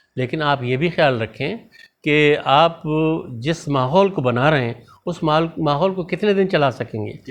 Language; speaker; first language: Urdu; native; Urdu